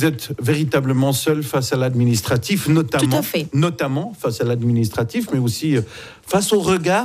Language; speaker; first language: French; native; French